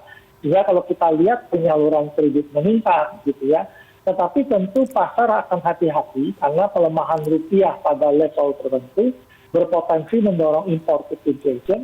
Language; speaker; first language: Indonesian; native; Indonesian